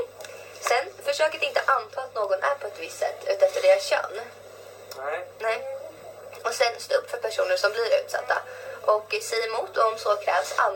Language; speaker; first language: Swedish; native; Swedish